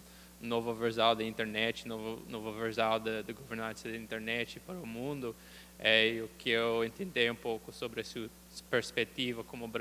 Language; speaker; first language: Portuguese; non-native, fluent; English